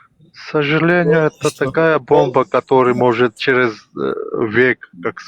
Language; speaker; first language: Russian; non-native, fluent; Georgian